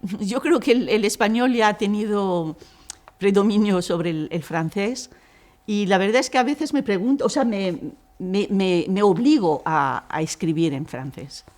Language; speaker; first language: Spanish; non-native, fluent; Arabic